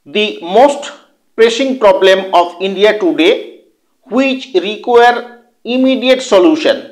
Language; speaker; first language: English; non-native, local second language; Bangla